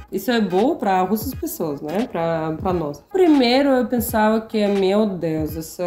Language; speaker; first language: Portuguese; non-native, learner; Russian